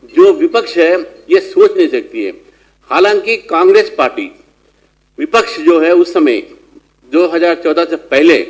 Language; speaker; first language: Hindi; non-native, local second language; Telugu